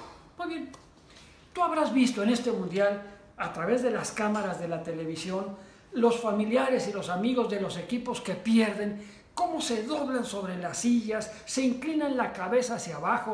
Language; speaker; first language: Spanish; native; Spanish